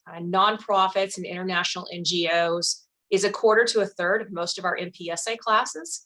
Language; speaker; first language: English; native; English